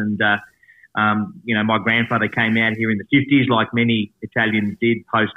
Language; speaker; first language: English; native; English